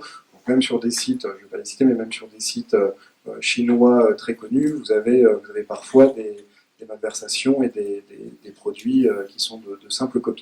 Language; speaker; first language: French; native; French